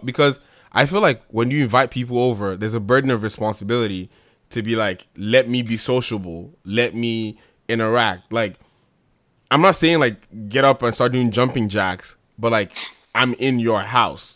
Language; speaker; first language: English; native; English